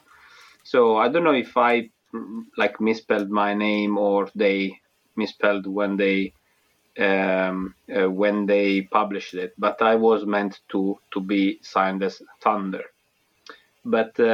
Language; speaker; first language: English; non-native, fluent; Italian